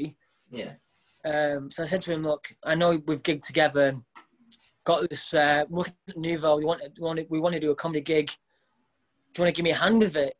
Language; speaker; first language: English; native; English